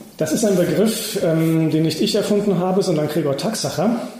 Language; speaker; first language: German; native; German